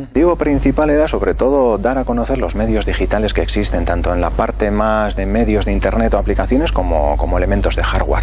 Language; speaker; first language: Spanish; native; Spanish